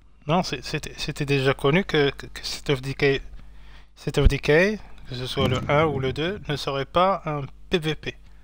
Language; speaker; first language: French; non-native, local second language; Arabic